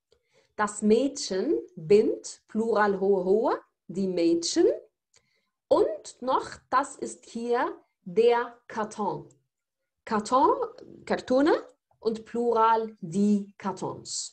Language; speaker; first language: German; non-native, fluent; Arabic